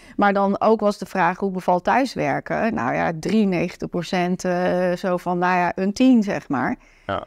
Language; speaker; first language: Dutch; native; Dutch